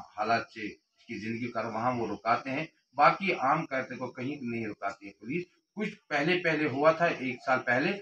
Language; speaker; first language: Hindi; non-native, local second language; Kashmiri